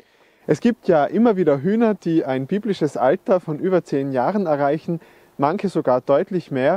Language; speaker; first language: German; native; German